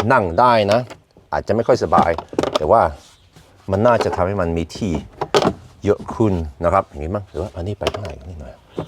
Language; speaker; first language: Thai; non-native, fluent; Norwegian